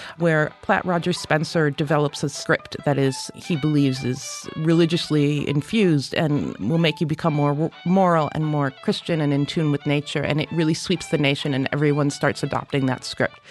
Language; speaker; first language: English; native; English